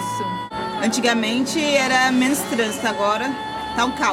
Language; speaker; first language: Portuguese; native; Portuguese